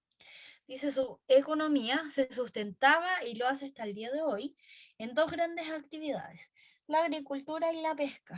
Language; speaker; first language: Spanish; native; Spanish